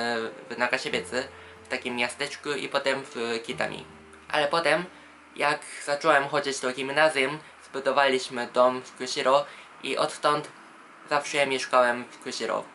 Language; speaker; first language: Polish; non-native, fluent; Japanese